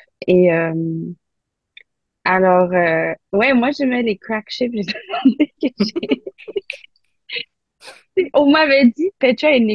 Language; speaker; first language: French; non-native, local second language; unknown